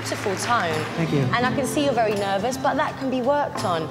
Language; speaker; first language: English; native; English